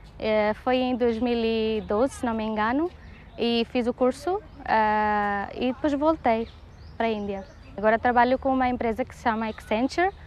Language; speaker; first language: Portuguese; non-native, fluent; Hindi